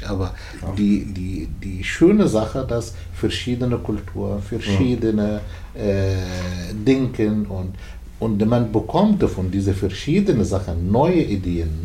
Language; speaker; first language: German; non-native, learner; Arabic